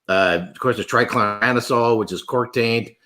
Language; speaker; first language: English; native; English